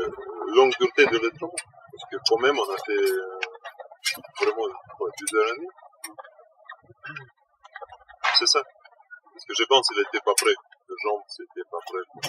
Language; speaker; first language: French; non-native, learner; Russian